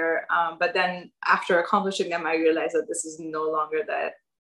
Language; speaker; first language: English; non-native, local second language; Urdu